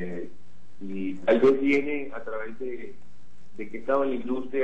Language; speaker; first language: Spanish; native; Spanish